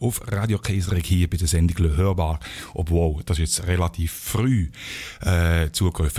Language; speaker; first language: German; native; German